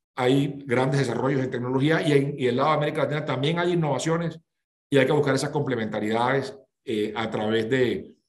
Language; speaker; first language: Spanish; native; Spanish